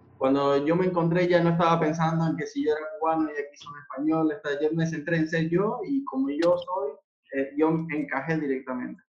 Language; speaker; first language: Spanish; native; Spanish